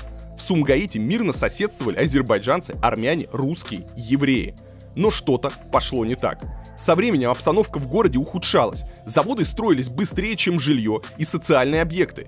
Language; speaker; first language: Russian; native; Russian